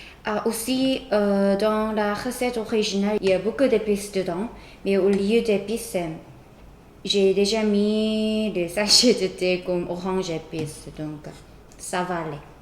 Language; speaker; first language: French; non-native, learner; Korean